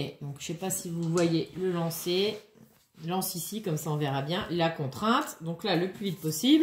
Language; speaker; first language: French; native; French